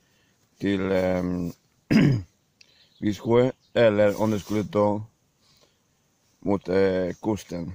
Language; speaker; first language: Swedish; non-native, learner; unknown